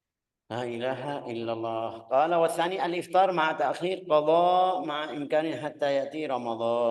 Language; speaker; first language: Arabic; native; Arabic